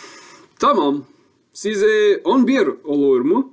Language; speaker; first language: Turkish; non-native, learner; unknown